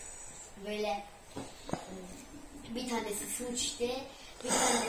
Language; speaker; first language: Turkish; early bilingual, heritage; Turkish